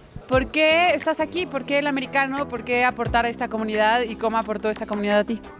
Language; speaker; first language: Spanish; native; Spanish